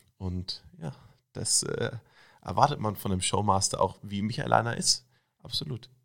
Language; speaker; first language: German; native; German